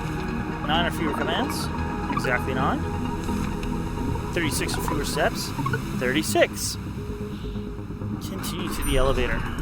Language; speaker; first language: English; native; English